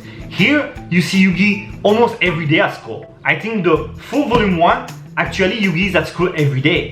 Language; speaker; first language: English; non-native, fluent; French